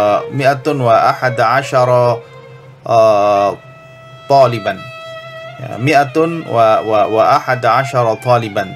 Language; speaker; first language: Arabic; non-native, fluent; Indonesian